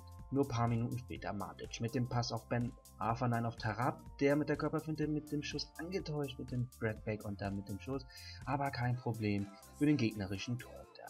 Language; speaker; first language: German; native; German